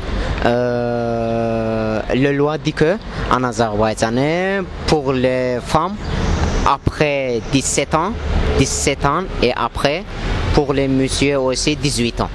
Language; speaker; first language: French; non-native, learner; Azerbaijani